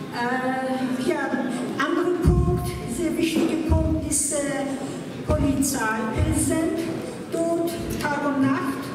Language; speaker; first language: German; non-native, fluent; Persian